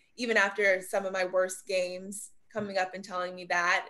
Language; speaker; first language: English; native; English